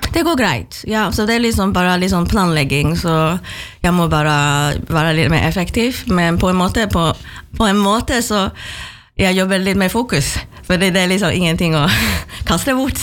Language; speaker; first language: Swedish; non-native, fluent; Chinese